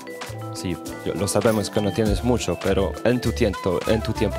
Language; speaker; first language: Spanish; non-native, learner; Polish